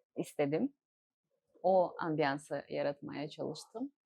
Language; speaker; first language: Turkish; non-native, fluent; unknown